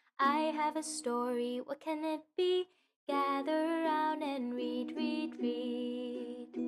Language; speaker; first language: English; native; English